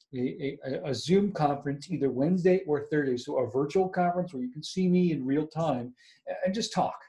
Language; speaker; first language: English; native; English